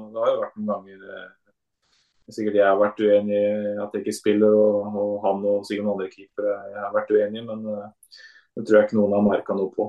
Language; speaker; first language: Norwegian; native; Norwegian